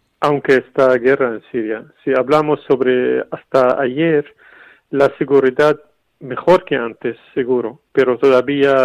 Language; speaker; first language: Spanish; non-native, fluent; Arabic